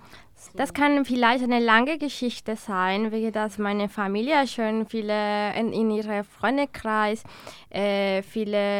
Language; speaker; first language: German; non-native, learner; Spanish